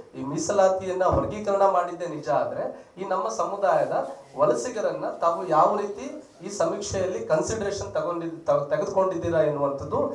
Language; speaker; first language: Kannada; non-native, local second language; Lambadi